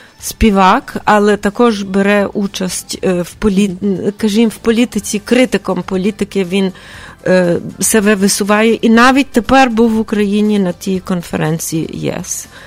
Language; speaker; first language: Ukrainian; early bilingual, heritage; Ukrainian